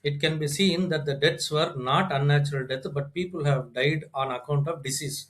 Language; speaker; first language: English; non-native, local second language; Tamil